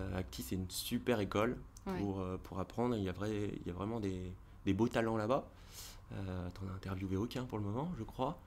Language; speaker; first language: French; native; French